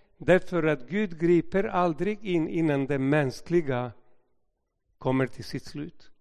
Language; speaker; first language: Swedish; non-native, fluent; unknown